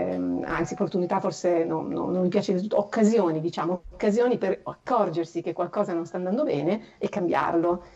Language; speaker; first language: Italian; native; Italian